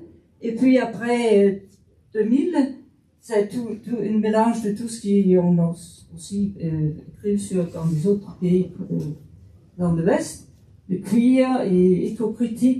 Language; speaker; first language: French; non-native, fluent; Faroese